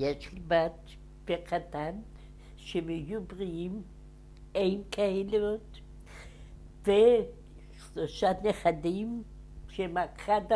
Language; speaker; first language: Hebrew; non-native, fluent; Yiddish